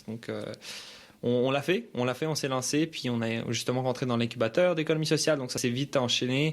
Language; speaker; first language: French; early bilingual, other home language; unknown